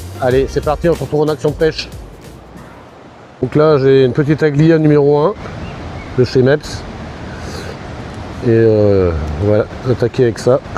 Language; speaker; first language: French; native; French